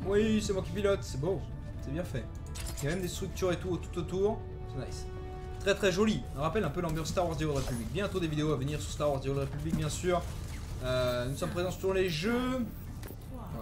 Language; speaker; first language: French; native; French